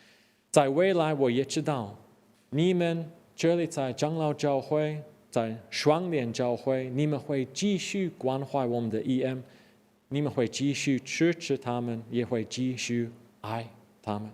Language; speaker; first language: Chinese; non-native, fluent; English